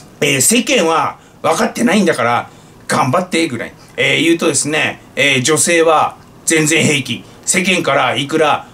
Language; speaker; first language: Japanese; native; Japanese